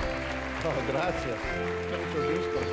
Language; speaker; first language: Spanish; non-native, learner; English